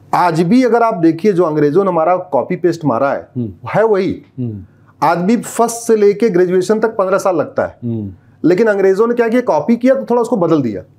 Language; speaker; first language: Hindi; native; Hindi